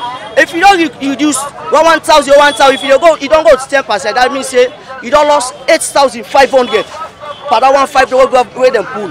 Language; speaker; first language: English; non-native, local second language; Krio